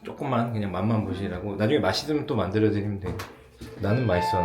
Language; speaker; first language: Korean; native; Korean